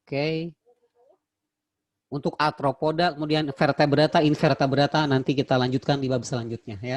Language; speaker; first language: Indonesian; native; Indonesian